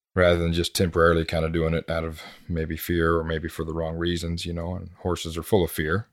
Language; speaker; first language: English; native; English